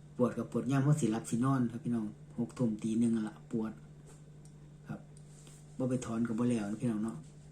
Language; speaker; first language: Thai; native; Thai